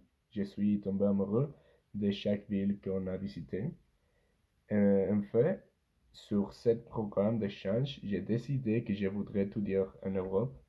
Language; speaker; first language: French; non-native, learner; Spanish